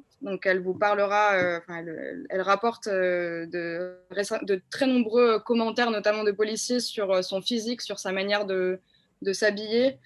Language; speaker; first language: French; native; French